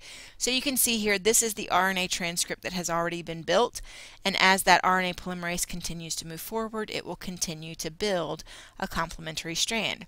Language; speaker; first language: English; native; English